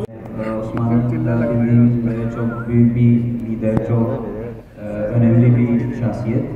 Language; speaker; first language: Turkish; non-native, fluent; Urdu